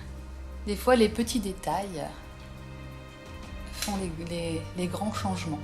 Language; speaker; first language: French; native; French